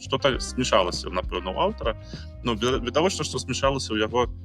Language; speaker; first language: Belarusian; non-native, local second language; Russian